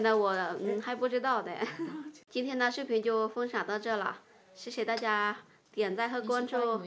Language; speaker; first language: Chinese; non-native, fluent; Lao